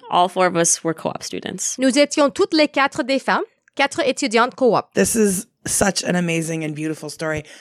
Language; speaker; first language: French; native; French